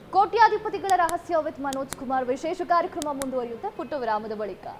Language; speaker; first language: Kannada; native; Kannada